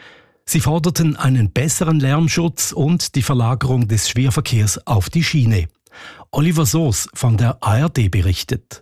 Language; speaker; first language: German; native; German